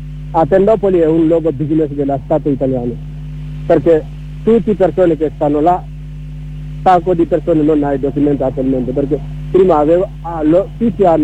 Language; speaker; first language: Italian; non-native, learner; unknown